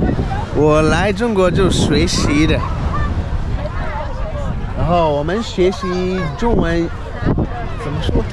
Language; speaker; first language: Chinese; non-native, learner; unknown